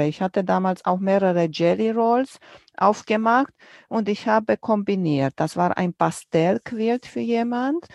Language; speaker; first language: German; non-native, fluent; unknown